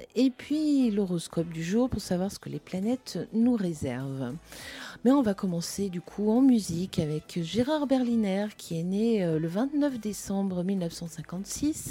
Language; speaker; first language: French; native; French